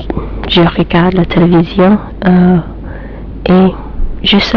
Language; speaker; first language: French; non-native, learner; English